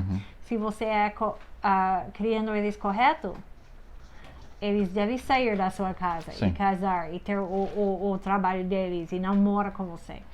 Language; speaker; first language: Portuguese; non-native, fluent; English